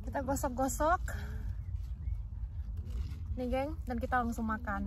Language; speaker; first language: Indonesian; native; Indonesian